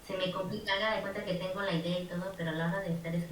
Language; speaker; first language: Spanish; native; Spanish